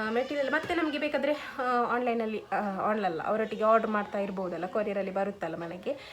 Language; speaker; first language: Kannada; non-native, local second language; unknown